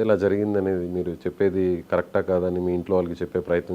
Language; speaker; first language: Telugu; native; Telugu